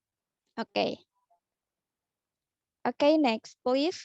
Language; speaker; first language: English; non-native, learner; Indonesian